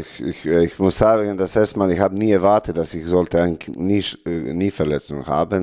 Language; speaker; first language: German; non-native, learner; Serbian